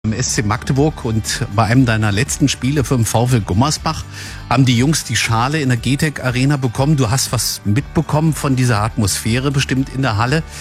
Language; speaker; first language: German; native; German